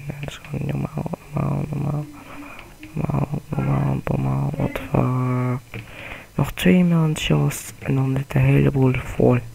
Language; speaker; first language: Dutch; native; Dutch